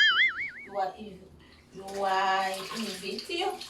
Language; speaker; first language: English; non-native, learner; Thai